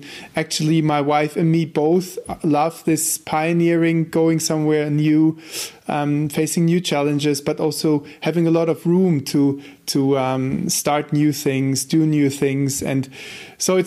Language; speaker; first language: English; non-native, fluent; German